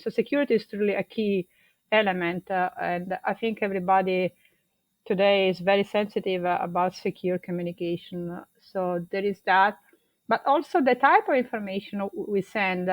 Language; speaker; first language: English; non-native, fluent; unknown